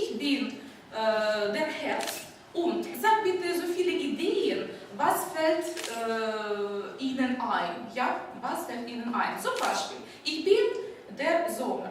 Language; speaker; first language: German; non-native, fluent; Ukrainian